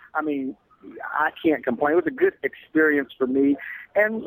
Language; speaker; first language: English; native; English